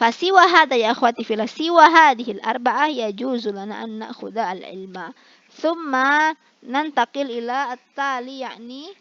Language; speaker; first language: Arabic; non-native, fluent; Indonesian